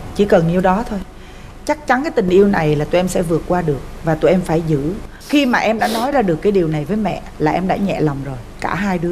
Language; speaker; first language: Vietnamese; native; Vietnamese